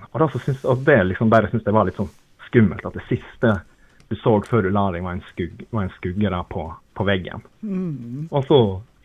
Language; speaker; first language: Norwegian; native; Norwegian